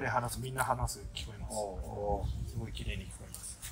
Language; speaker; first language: Japanese; non-native, fluent; Thai